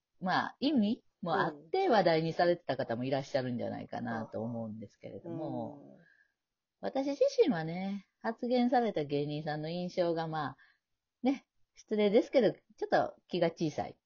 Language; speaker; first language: Japanese; native; Japanese